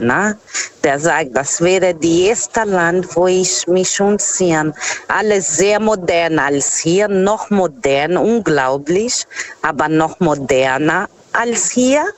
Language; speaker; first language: German; non-native, fluent; Portuguese